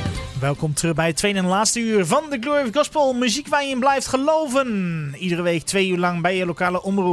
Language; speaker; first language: Dutch; native; Dutch